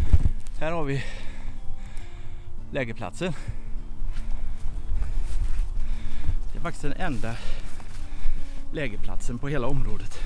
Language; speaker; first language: Swedish; native; Swedish